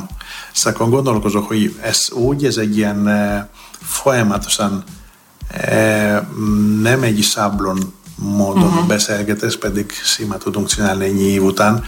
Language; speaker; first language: Hungarian; non-native, learner; Greek